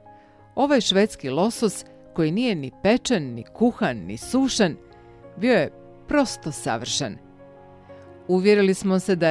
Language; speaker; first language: Bosnian; native; Bosnian